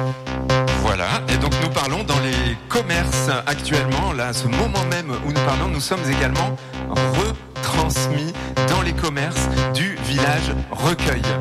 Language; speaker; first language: French; native; French